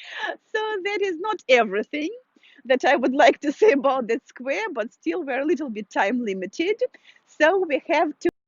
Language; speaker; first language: English; non-native, fluent; Russian